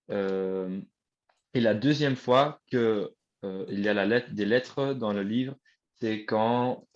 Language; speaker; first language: French; non-native, learner; Dutch